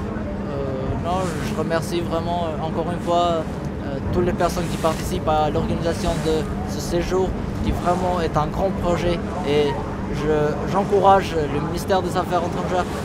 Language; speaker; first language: French; non-native, fluent; Albanian